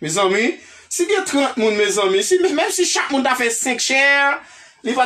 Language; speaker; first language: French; non-native, local second language; Haitian Creole